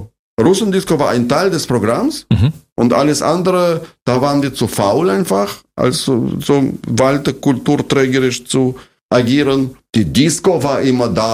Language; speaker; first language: German; non-native, fluent; Russian